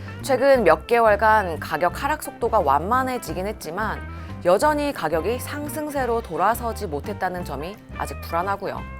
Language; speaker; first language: Korean; native; Korean